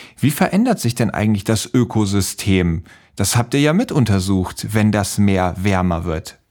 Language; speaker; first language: German; native; German